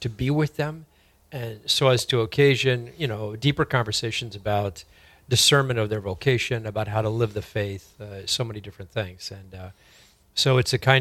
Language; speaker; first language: English; native; English